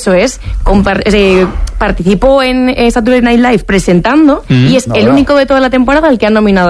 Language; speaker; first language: Spanish; native; Spanish